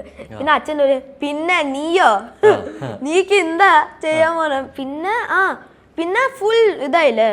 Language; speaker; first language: Malayalam; early bilingual, heritage; Malayalam